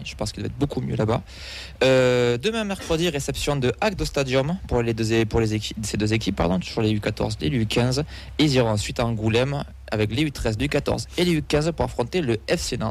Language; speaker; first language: French; native; French